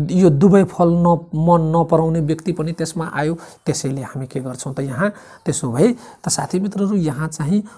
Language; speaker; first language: Nepali; native; Nepali